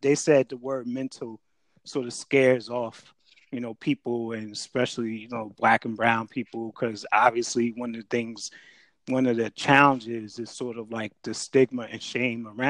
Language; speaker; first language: English; native; English